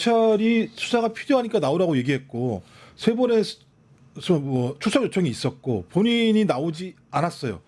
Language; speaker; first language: Korean; native; Korean